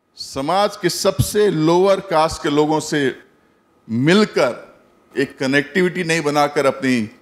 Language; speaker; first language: Hindi; native; Hindi